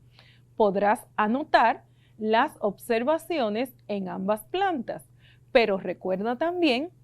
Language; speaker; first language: Spanish; native; Spanish